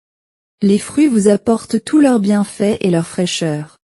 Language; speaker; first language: French; non-native, learner; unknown